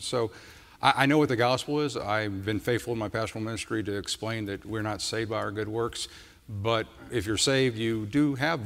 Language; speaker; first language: English; native; English